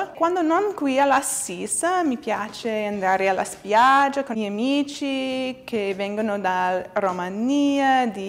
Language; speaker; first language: Italian; non-native, learner; English